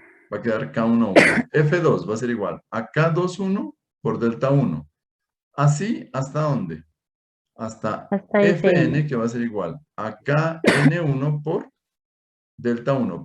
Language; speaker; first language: Spanish; native; Spanish